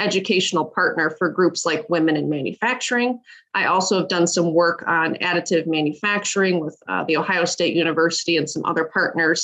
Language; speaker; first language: English; native; English